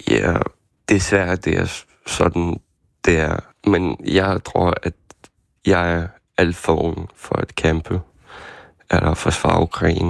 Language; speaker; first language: Danish; non-native, fluent; Ukrainian